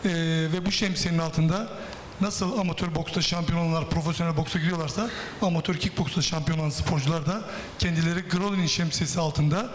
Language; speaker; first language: Turkish; native; Turkish